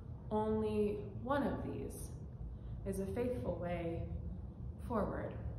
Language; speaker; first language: English; native; English